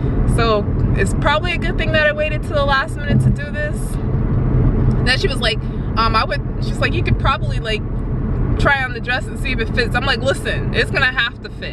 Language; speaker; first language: English; native; English